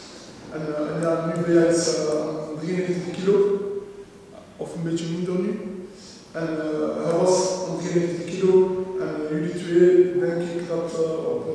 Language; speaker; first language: Dutch; non-native, local second language; French